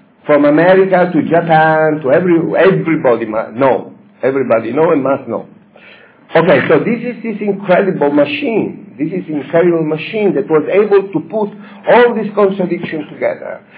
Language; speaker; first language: English; non-native, fluent; Italian